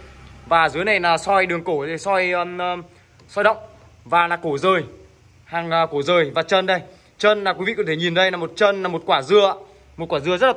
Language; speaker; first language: Vietnamese; native; Vietnamese